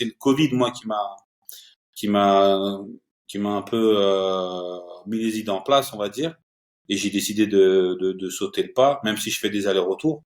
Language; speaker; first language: French; early bilingual, other home language; Turkish